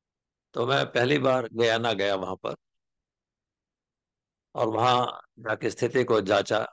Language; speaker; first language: Hindi; native; Hindi